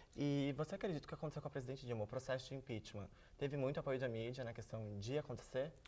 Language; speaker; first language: Portuguese; native; Portuguese